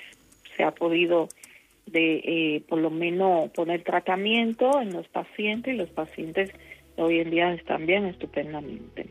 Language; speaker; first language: Spanish; native; Spanish